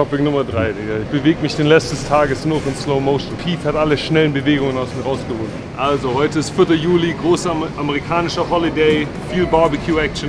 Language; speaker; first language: German; native; German